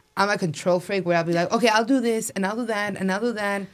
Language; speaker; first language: English; non-native, fluent; Spanish